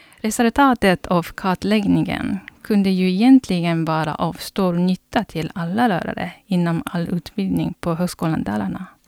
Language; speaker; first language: Swedish; non-native, fluent; Japanese